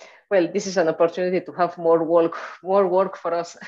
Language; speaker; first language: English; non-native, fluent; Spanish